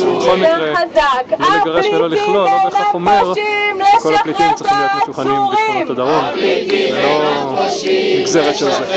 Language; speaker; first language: Hebrew; native; Hebrew